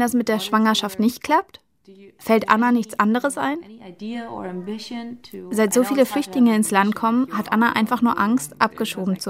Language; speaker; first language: German; native; German